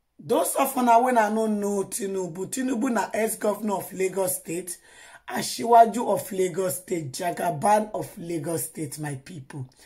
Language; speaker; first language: Nigerian Pidgin; native; Nigerian Pidgin